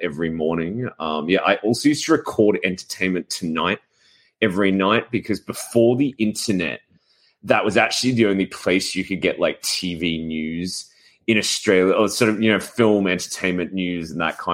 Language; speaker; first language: English; native; English